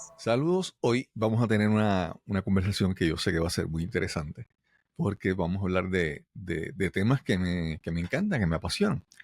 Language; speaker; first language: Spanish; native; Spanish